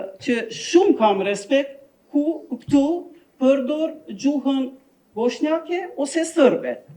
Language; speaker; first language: Albanian; non-native, local second language; Turkish